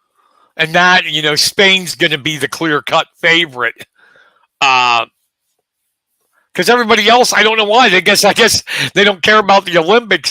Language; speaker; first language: English; native; English